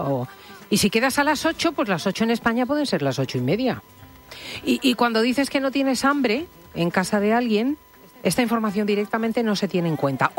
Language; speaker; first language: Spanish; native; Spanish